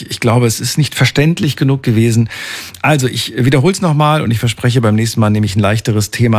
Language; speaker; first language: German; native; German